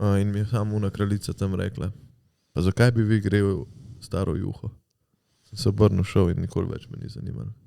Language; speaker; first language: Slovenian; early bilingual, other home language; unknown